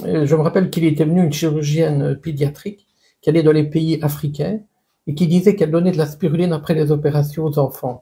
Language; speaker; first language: French; native; French